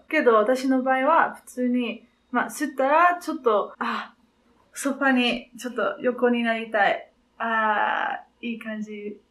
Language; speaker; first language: Japanese; non-native, learner; Dutch